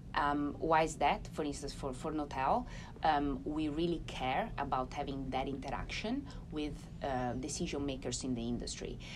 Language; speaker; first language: English; non-native, fluent; Italian